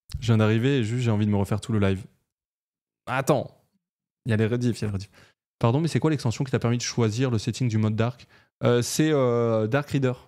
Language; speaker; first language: French; native; French